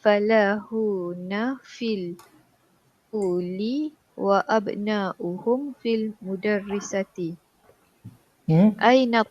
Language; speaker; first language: Arabic; non-native, learner; Malay